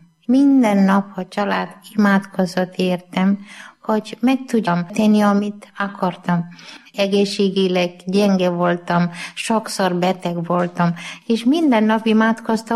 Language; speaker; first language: Hungarian; non-native, learner; Malayalam